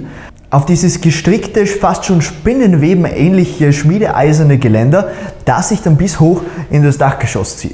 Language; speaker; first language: German; native; German